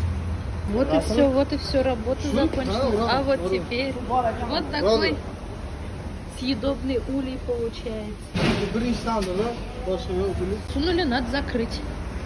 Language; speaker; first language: Russian; native; Russian